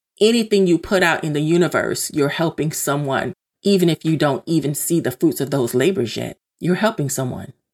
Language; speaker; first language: English; native; English